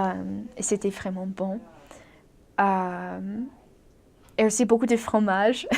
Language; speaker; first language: French; non-native, fluent; English